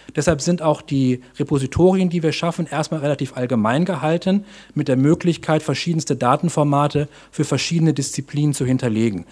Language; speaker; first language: German; native; German